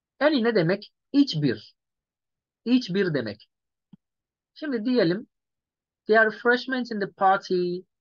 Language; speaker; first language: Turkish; non-native, fluent; Yoruba